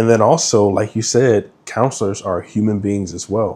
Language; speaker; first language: English; native; English